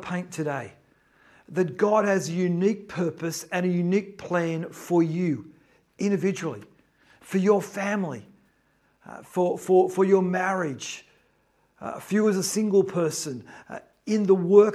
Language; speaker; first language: English; native; English